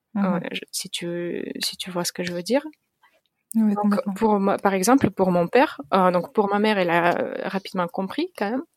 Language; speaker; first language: French; non-native, fluent; Russian